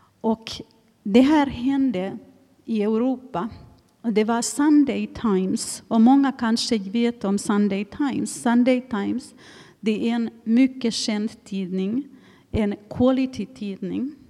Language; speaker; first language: Swedish; non-native, fluent; Finnish